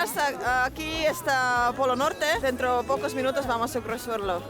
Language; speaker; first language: Spanish; non-native, learner; Estonian